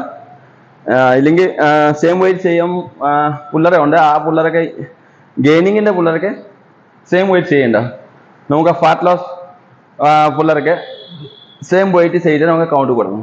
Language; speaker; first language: Malayalam; non-native, learner; Assamese